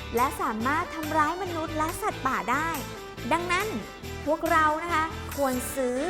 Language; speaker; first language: Thai; native; Thai